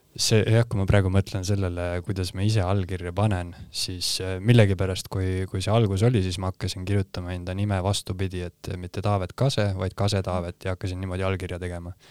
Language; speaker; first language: Estonian; native; Estonian